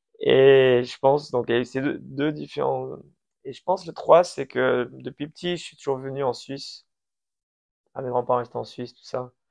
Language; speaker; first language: French; early bilingual, other home language; Persian